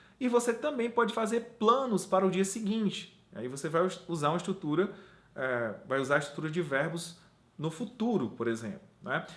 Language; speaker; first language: Portuguese; native; Portuguese